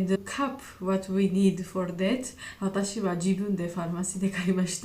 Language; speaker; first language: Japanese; non-native, learner; Georgian